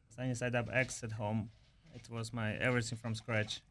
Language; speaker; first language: English; non-native, learner; Ukrainian